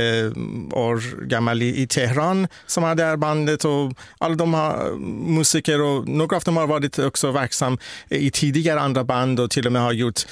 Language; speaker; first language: Swedish; non-native, fluent; Persian